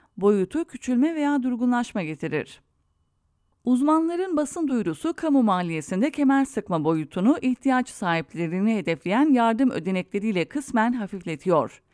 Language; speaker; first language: Turkish; native; Turkish